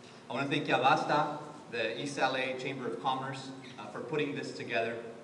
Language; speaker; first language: English; early bilingual, other home language; Spanish